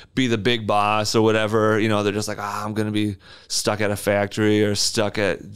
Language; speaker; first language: English; native; English